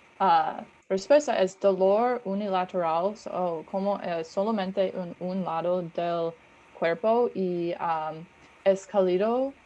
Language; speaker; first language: Spanish; non-native, learner; English